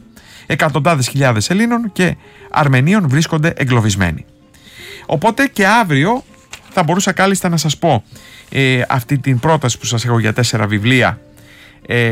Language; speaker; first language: Greek; native; Greek